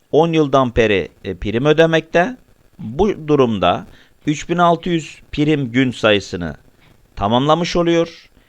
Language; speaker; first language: Turkish; native; Turkish